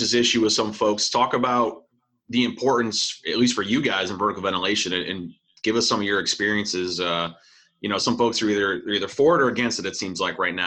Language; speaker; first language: English; native; English